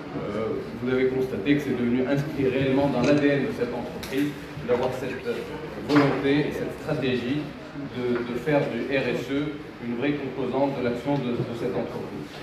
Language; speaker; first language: French; non-native, local second language; Arabic